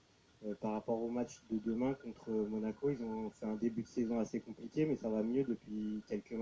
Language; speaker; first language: French; native; French